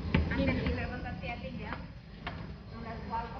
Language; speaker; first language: English; non-native, learner; Indonesian